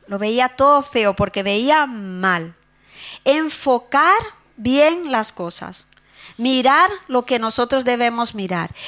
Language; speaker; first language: Spanish; non-native, fluent; Portuguese